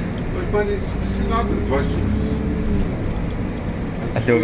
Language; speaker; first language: German; non-native, local second language; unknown